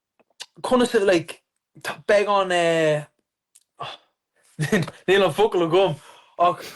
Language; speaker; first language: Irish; non-native, local second language; English